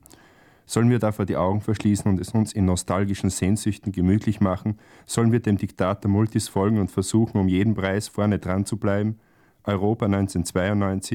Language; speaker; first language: German; native; German